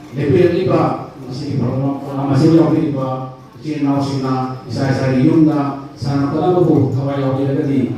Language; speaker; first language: Manipuri; native; Manipuri